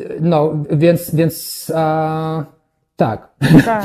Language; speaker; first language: Polish; non-native, learner; English